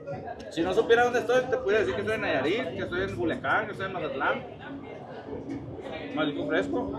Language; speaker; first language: Spanish; native; Spanish